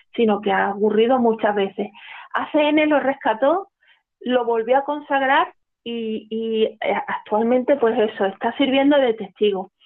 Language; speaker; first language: Spanish; native; Spanish